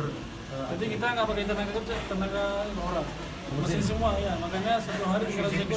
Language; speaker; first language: Indonesian; non-native, fluent; Turkish